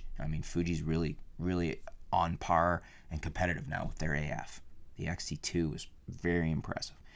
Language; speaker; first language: English; native; English